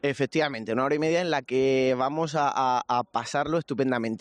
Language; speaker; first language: Spanish; native; Spanish